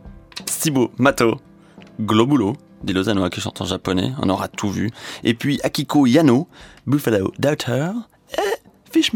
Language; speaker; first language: French; native; French